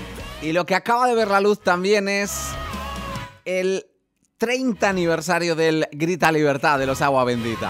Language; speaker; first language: Spanish; native; Spanish